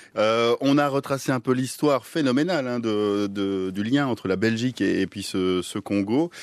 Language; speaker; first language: French; native; French